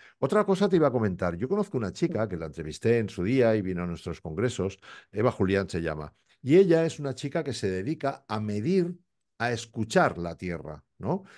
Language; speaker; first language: Spanish; native; Spanish